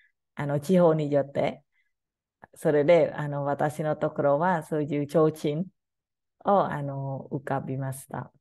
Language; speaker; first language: Japanese; non-native, learner; Khmer